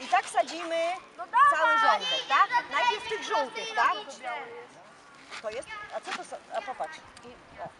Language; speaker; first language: Polish; native; Polish